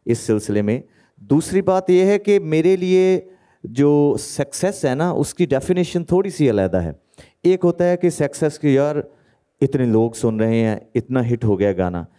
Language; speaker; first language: Hindi; native; Hindi